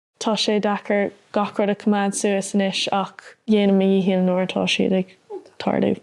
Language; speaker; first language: Irish; non-native, local second language; English